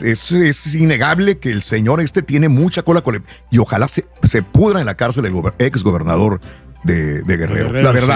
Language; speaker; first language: Spanish; native; Spanish